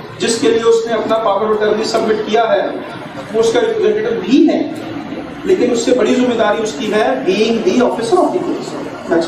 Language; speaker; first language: Urdu; non-native, local second language; Punjabi